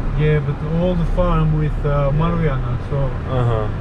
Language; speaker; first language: English; non-native, learner; Albanian